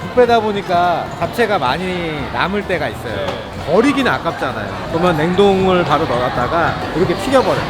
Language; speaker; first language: Korean; native; Korean